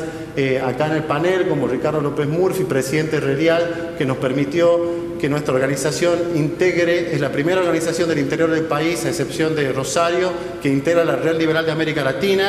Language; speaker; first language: Spanish; native; Spanish